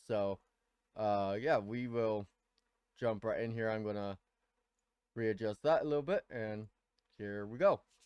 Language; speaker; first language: English; native; English